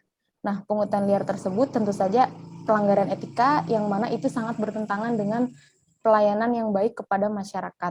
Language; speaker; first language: Indonesian; native; Indonesian